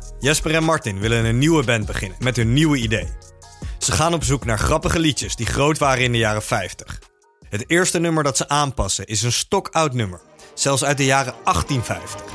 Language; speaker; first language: Dutch; native; Dutch